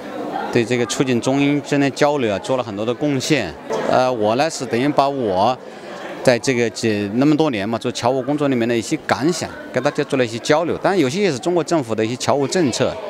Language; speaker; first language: Chinese; native; Chinese